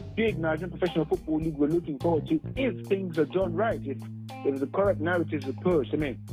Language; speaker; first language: English; non-native, local second language; Yoruba